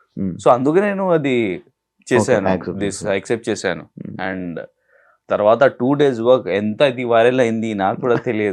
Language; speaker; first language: Telugu; non-native, learner; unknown